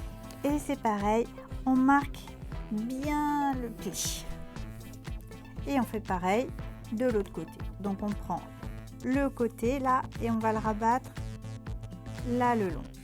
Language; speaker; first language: French; native; French